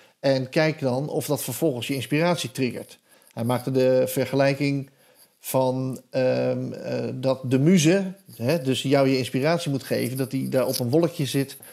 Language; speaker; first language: Dutch; native; Dutch